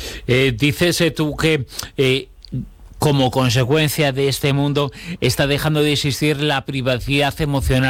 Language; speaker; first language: Spanish; native; Spanish